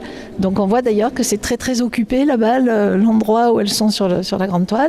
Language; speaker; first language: French; native; French